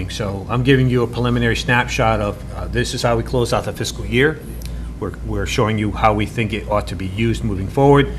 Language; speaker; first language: English; native; English